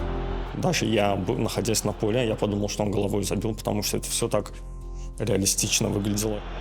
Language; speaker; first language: Russian; non-native, local second language; Azerbaijani